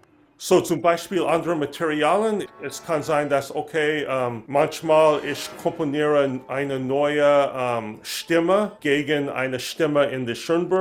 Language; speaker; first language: German; non-native, learner; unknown